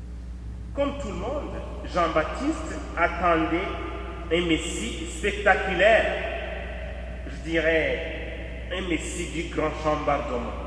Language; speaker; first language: French; native; French